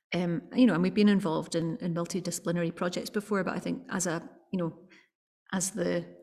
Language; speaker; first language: English; native; English